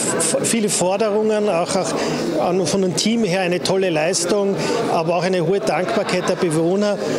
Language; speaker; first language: German; native; German